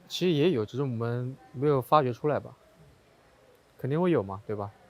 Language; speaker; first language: Chinese; native; Chinese